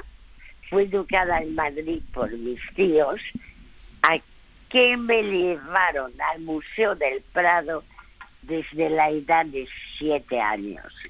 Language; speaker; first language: Spanish; early bilingual, other home language; French